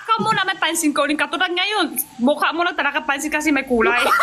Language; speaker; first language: Filipino; non-native, learner; Chinese